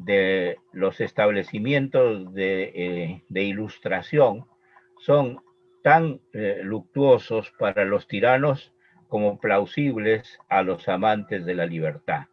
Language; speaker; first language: Spanish; native; Spanish